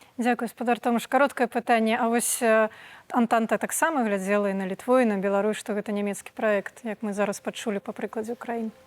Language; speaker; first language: Belarusian; native; Belarusian